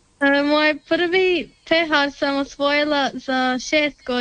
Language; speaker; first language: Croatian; early bilingual, heritage; Serbian